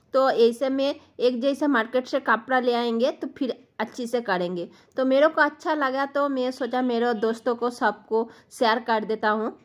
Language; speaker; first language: Hindi; non-native, local second language; Bangla